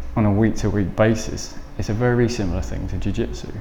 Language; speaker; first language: English; native; English